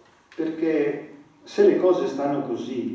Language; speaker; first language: Italian; native; Italian